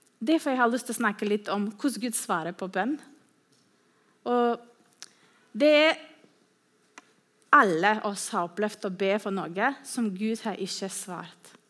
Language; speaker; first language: Norwegian; non-native, fluent; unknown